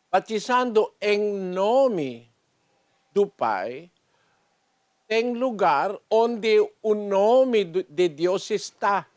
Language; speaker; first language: Portuguese; non-native, learner; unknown